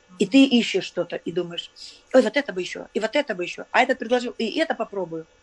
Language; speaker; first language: Russian; native; Russian